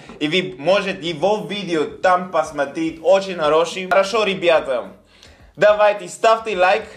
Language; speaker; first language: Russian; non-native, learner; English